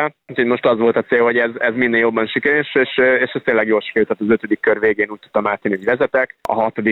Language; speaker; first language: Hungarian; native; Hungarian